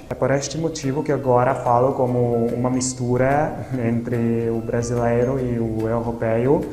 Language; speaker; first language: Portuguese; non-native, fluent; Italian